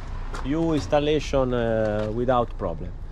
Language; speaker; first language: English; non-native, learner; Italian